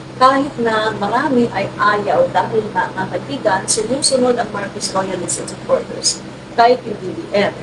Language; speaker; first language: Filipino; non-native, local second language; Cebuano